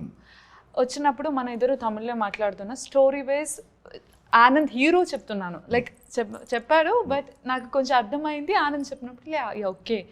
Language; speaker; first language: Telugu; non-native, learner; Malayalam